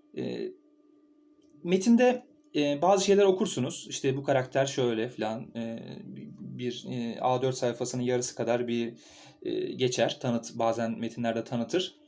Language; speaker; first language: Turkish; native; Turkish